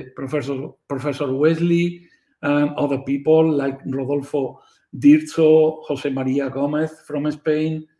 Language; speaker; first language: English; non-native, fluent; Spanish